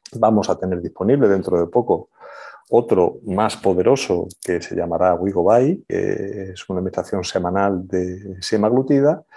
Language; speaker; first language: Spanish; native; Spanish